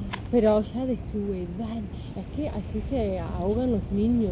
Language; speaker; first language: Spanish; native; Spanish